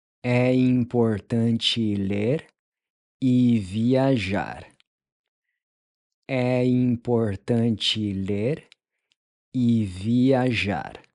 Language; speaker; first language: Portuguese; non-native, fluent; English